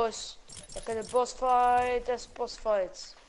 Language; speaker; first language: German; non-native, local second language; Luxembourgish